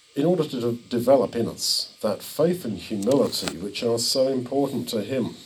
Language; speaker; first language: English; native; English